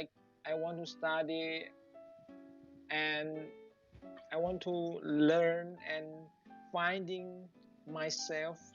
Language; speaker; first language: English; non-native, learner; Thai